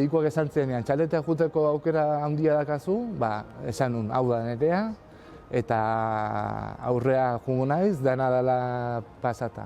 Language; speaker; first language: Basque; native; Basque